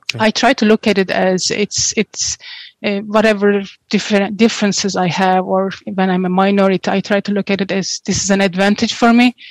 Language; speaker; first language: English; non-native, fluent; Turkish